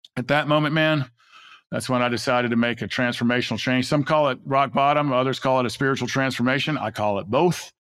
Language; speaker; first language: English; native; English